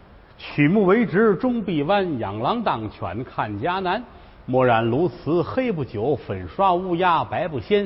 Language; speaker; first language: Chinese; native; Chinese